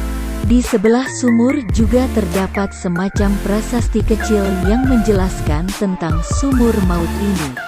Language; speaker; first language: Indonesian; native; Indonesian